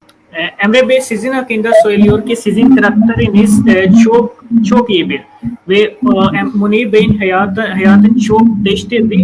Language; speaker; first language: Turkish; non-native, fluent; Urdu